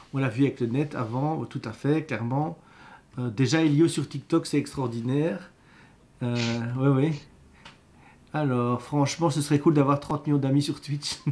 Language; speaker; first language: French; native; French